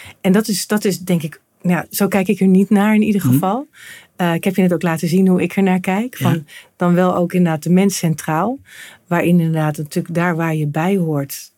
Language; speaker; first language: Dutch; native; Dutch